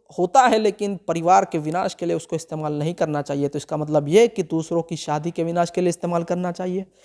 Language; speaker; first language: Hindi; non-native, local second language; Gujarati